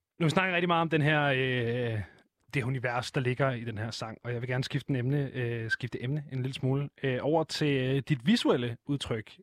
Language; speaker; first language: Danish; native; Danish